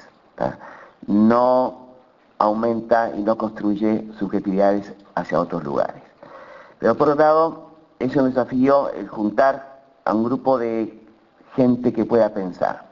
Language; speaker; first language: Spanish; native; Spanish